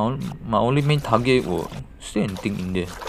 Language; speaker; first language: English; non-native, fluent; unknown